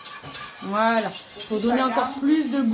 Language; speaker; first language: French; native; French